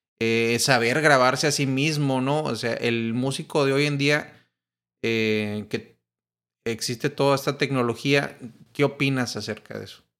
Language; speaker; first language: Spanish; native; Spanish